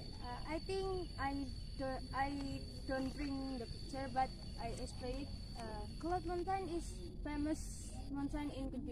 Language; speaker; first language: English; non-native, learner; Indonesian